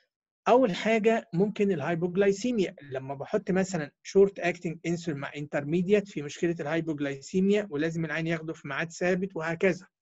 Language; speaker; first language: Arabic; native; Arabic